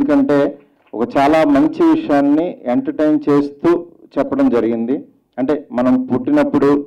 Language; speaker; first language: Telugu; native; Telugu